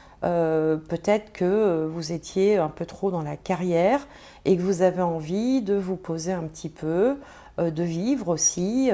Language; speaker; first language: French; native; French